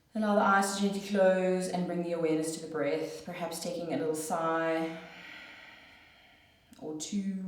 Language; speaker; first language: English; native; English